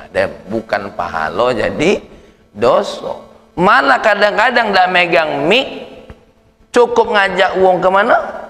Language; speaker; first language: Indonesian; native; Indonesian